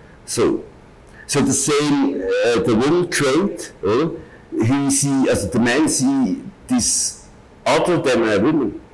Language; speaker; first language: English; non-native, learner; German